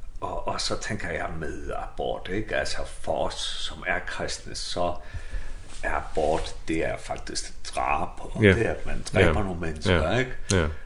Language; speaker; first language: Danish; non-native, local second language; Faroese